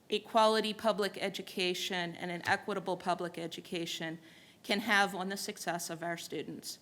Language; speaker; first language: English; native; English